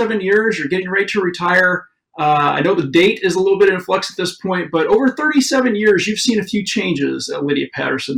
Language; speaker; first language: English; native; English